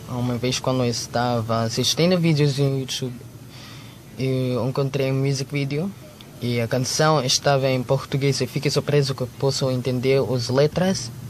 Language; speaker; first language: Portuguese; non-native, learner; Filipino